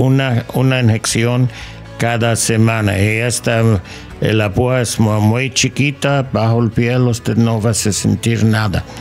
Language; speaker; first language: Spanish; non-native, fluent; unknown